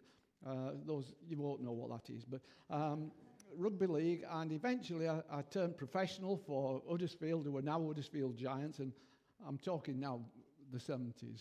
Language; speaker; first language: English; native; English